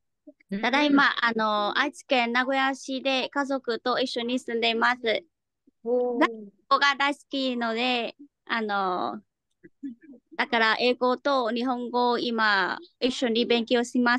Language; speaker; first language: Japanese; non-native, learner; Vietnamese